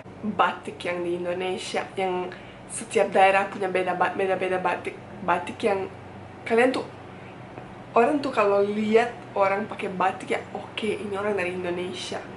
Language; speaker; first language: Indonesian; non-native, fluent; Bosnian